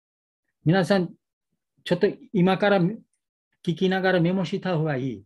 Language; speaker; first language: Japanese; non-native, learner; Bangla